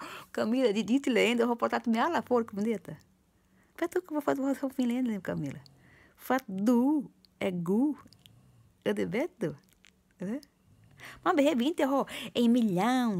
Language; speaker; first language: Swedish; non-native, learner; Portuguese